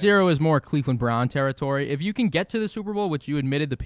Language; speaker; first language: English; native; English